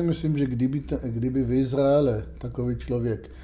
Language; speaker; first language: Czech; non-native, learner; Hebrew